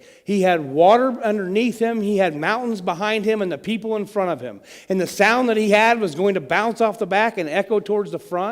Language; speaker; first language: English; native; English